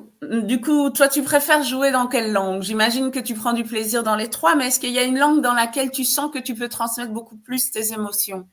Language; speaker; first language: French; native; French